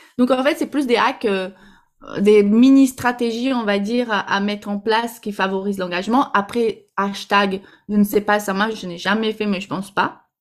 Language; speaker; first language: French; non-native, fluent; Portuguese